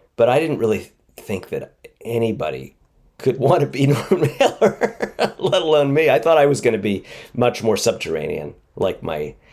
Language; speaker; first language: English; native; English